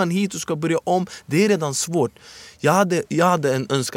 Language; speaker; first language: Swedish; early bilingual, other home language; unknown